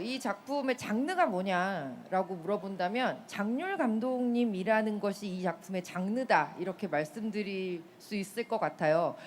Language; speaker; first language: Korean; native; Korean